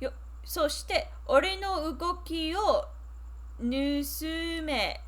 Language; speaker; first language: Japanese; non-native, learner; English